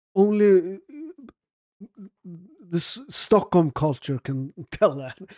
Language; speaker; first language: English; non-native, fluent; Italian